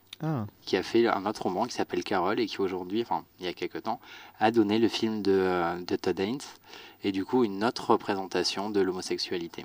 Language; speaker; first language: French; native; French